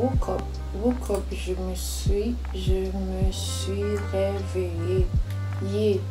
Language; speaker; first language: French; non-native, learner; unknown